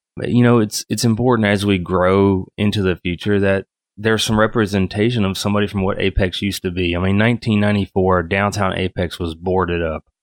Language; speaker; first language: English; native; English